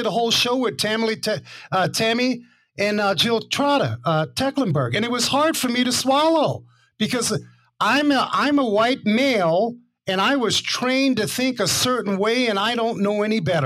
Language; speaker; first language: English; native; English